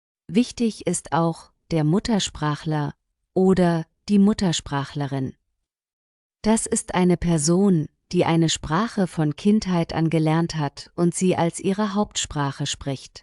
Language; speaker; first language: German; native; German